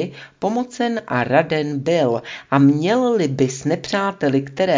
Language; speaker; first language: Czech; native; Czech